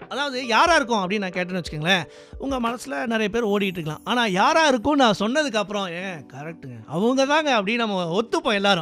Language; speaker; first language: Tamil; native; Tamil